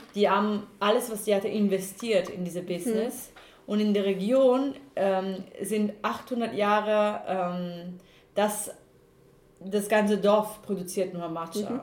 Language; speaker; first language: German; non-native, fluent; Italian